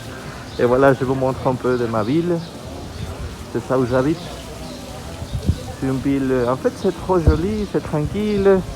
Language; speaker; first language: French; non-native, fluent; Spanish